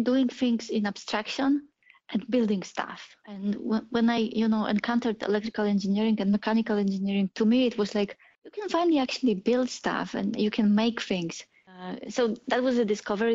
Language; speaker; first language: English; non-native, fluent; Polish